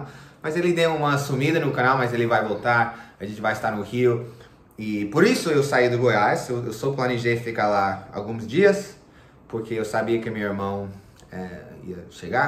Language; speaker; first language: Portuguese; non-native, fluent; English